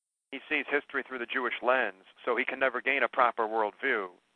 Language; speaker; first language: English; native; English